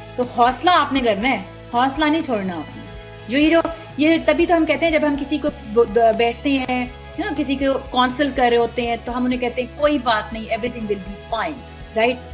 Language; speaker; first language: Urdu; native; Urdu